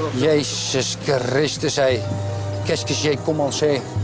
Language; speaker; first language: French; non-native, learner; Dutch